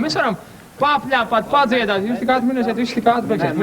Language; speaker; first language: Latvian; native; Latvian